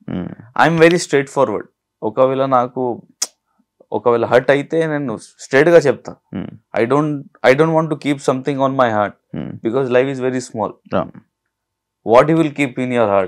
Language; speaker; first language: Telugu; non-native, learner; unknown